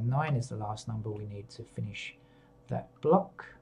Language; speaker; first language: English; native; English